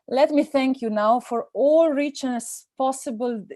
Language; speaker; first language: English; non-native, fluent; Slovenian